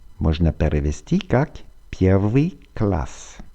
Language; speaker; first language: Russian; non-native, fluent; French